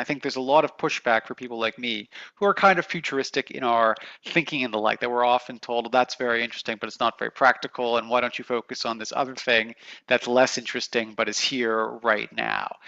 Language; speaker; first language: English; native; English